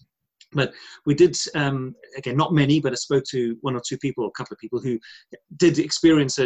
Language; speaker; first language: English; native; English